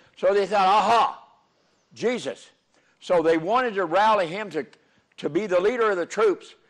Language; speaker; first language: English; native; English